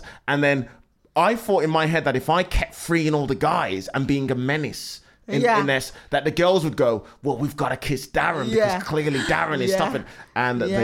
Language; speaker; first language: English; native; English